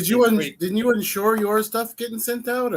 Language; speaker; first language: English; native; English